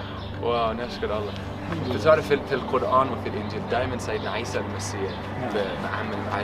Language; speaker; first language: Arabic; non-native, learner; English